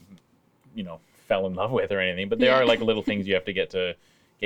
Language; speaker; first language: English; native; English